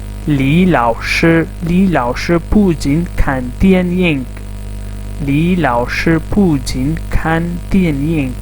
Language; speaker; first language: Chinese; non-native, fluent; Urdu